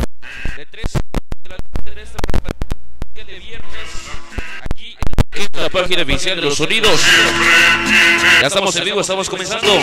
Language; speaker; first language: Spanish; native; Spanish